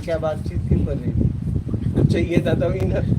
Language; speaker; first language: Hindi; native; Hindi